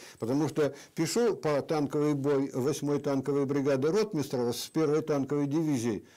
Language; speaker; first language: Russian; native; Russian